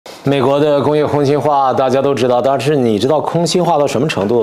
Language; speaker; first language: Chinese; native; Chinese